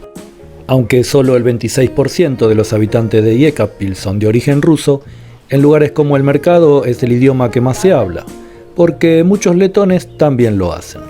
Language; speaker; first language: Spanish; native; Spanish